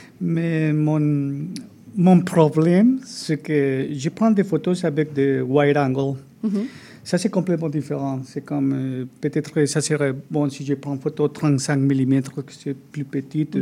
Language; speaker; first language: French; non-native, fluent; Spanish